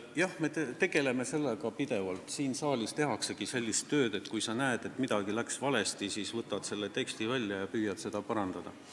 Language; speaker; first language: Estonian; non-native, local second language; Russian